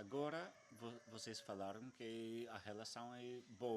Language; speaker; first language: Portuguese; non-native, learner; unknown